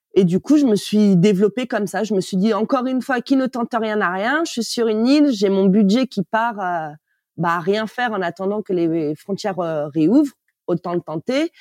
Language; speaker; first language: French; native; French